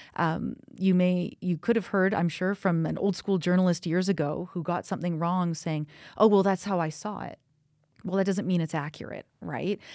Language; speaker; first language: English; native; English